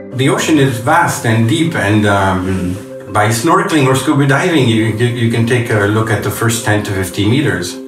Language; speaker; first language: English; non-native, fluent; French